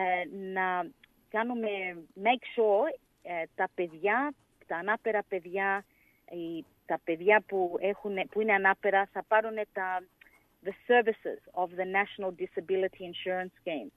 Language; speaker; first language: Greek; early bilingual, heritage; English